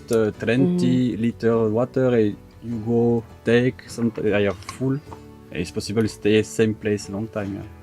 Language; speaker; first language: English; non-native, learner; French